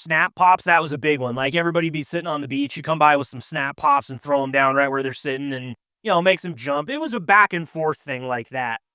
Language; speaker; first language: English; native; English